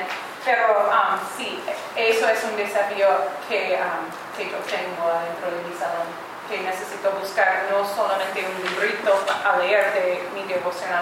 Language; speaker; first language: Spanish; non-native, learner; English